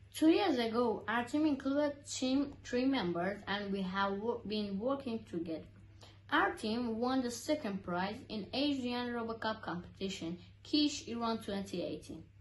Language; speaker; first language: English; non-native, learner; Persian